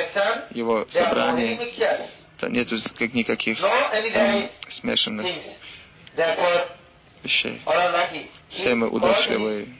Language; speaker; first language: Russian; non-native, learner; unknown